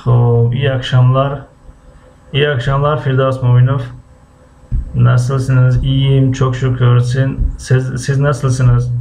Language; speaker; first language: Turkish; non-native, fluent; Tajik